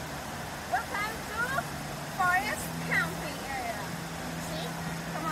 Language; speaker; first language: English; non-native, learner; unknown